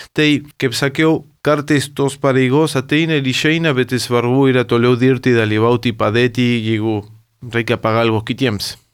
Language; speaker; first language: Lithuanian; early bilingual, heritage; Lithuanian